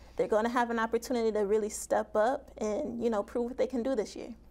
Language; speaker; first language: English; native; English